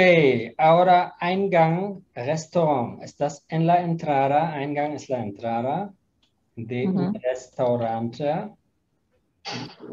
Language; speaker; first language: Spanish; non-native, fluent; German